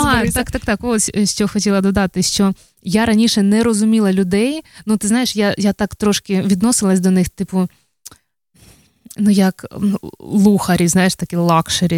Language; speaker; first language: Ukrainian; native; Ukrainian